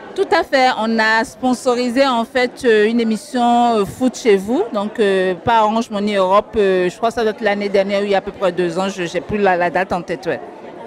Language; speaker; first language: French; non-native, local second language; Fon